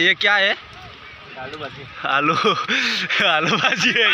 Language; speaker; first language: Hindi; non-native, local second language; Assamese